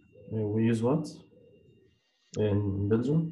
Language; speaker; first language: English; non-native, learner; Arabic